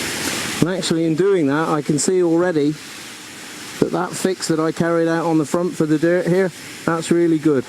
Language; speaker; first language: English; native; English